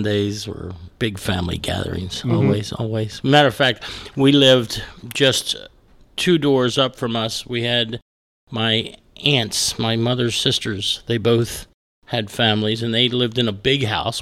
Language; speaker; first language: English; native; English